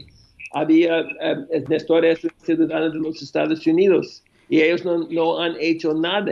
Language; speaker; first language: Spanish; non-native, fluent; English